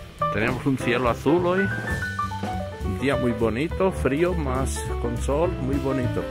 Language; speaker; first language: Spanish; non-native, fluent; Portuguese